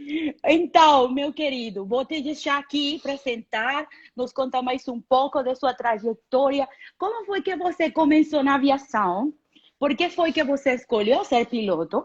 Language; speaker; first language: Portuguese; non-native, fluent; Spanish